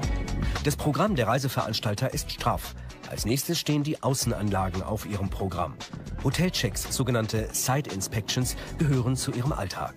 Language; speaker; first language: German; native; German